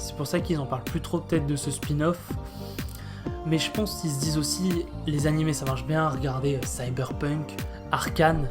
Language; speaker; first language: French; native; French